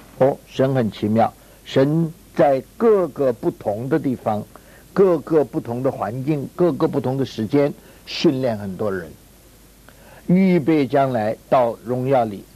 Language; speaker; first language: Chinese; native; Chinese